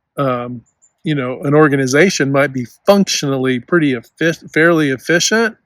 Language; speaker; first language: English; native; English